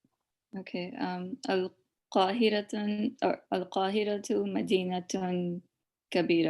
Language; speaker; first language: Arabic; non-native, learner; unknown